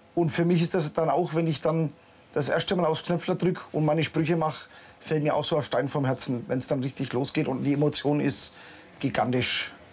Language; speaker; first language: German; early bilingual, other home language; Italian